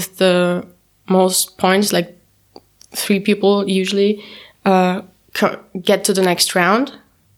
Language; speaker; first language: English; non-native, fluent; German